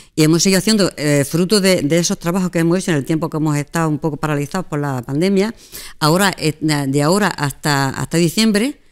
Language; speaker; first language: Spanish; native; Spanish